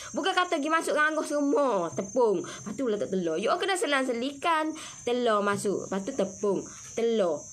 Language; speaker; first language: Malay; native; Malay